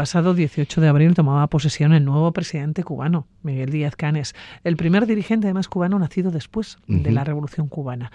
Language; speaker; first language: Spanish; native; Spanish